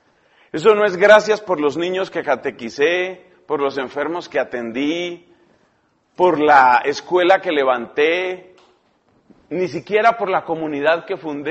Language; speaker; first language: Spanish; native; Spanish